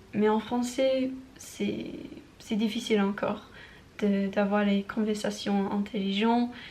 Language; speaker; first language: French; non-native, learner; English